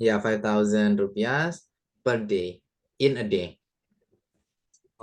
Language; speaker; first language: English; non-native, fluent; Indonesian